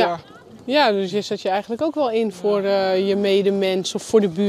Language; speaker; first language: Dutch; native; Dutch